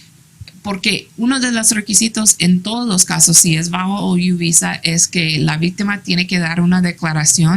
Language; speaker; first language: Spanish; early bilingual, heritage; English